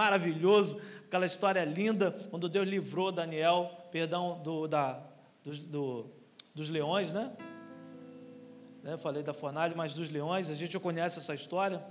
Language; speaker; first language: Portuguese; native; Portuguese